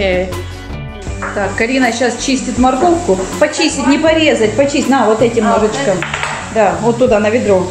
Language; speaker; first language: Russian; native; Russian